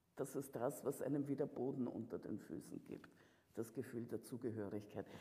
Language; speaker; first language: German; early bilingual, other home language; Russian